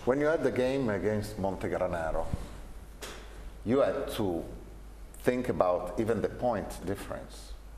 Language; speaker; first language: English; non-native, fluent; Italian